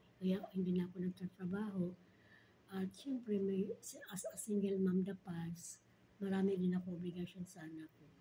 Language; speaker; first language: Filipino; non-native, local second language; Cebuano